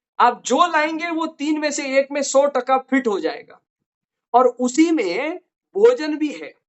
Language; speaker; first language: Hindi; non-native, local second language; Marathi